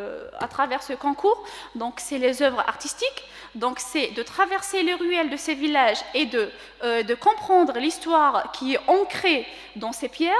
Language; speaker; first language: French; non-native, local second language; Kabyle